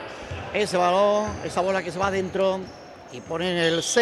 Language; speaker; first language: Spanish; native; Spanish